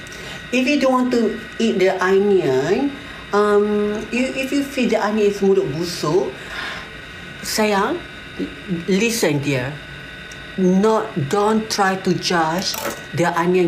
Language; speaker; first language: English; non-native, learner; Malay